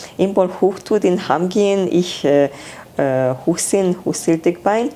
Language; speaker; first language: Mongolian; non-native, fluent; Hungarian